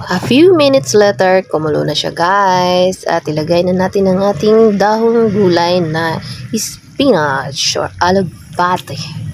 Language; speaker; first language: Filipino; non-native, local second language; Cebuano